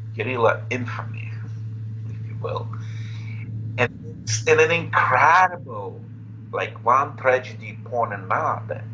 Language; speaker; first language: English; non-native, fluent; Romanian